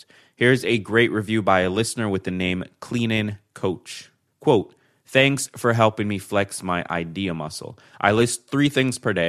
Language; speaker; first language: English; native; English